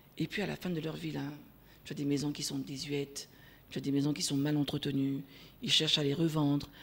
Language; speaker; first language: French; native; French